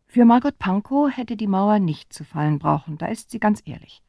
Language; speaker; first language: German; native; German